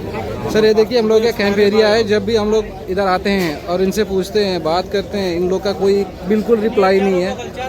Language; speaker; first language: Hindi; native; Hindi